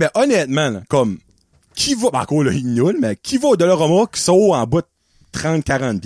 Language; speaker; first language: French; native; French